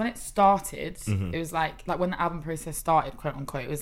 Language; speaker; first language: English; native; English